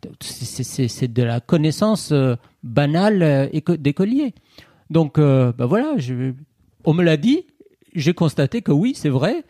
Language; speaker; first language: French; non-native, fluent; Persian